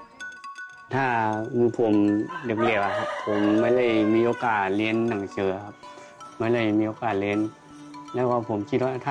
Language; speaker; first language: Thai; non-native, learner; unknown